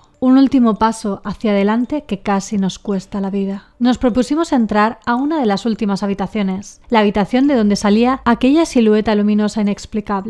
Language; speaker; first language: Spanish; native; Spanish